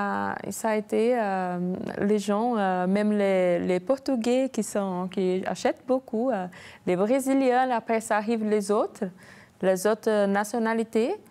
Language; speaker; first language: French; non-native, learner; Portuguese